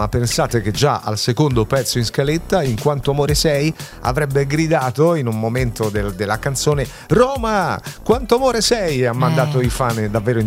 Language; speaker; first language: Italian; native; Italian